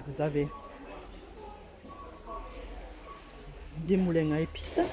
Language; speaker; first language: French; native; French